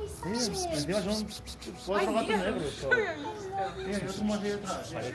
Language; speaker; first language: Spanish; native; Spanish